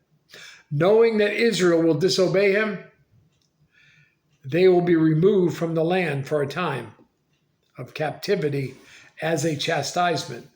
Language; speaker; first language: English; native; English